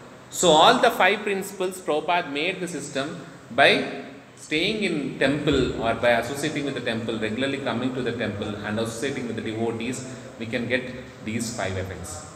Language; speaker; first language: English; non-native, local second language; Telugu